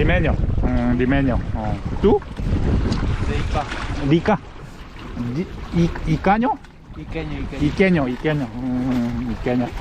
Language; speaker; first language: Spanish; non-native, learner; Korean